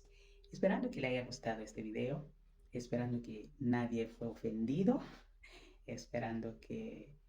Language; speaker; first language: Spanish; non-native, fluent; French